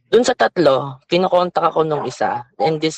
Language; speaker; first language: English; non-native, local second language; Filipino